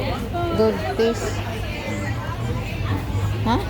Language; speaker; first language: English; non-native, learner; Filipino